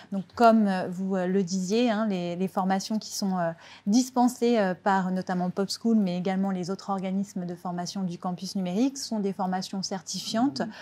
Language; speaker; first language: French; native; French